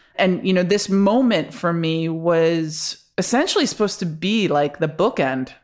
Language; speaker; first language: English; native; English